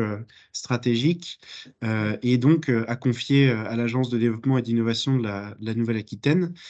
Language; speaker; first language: French; native; French